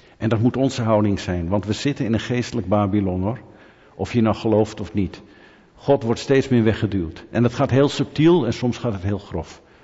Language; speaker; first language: Dutch; native; Dutch